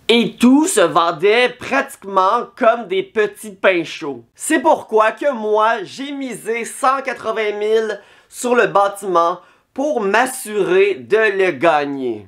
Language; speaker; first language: French; native; French